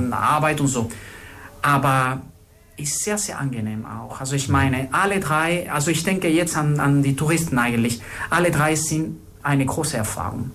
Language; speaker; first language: German; non-native, fluent; Spanish